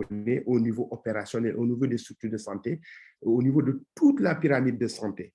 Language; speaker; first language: French; non-native, local second language; Wolof